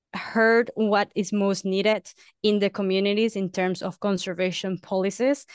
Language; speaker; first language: English; non-native, fluent; Spanish